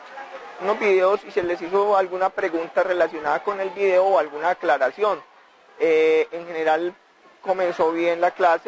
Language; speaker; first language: Spanish; native; Spanish